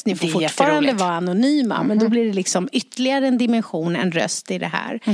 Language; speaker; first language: Swedish; native; Swedish